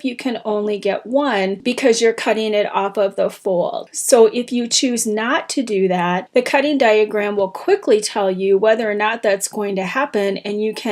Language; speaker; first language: English; native; English